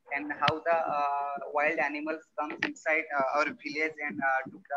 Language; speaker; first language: English; non-native, local second language; Odia